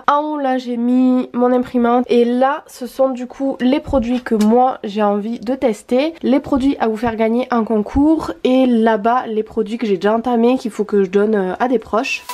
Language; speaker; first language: French; native; French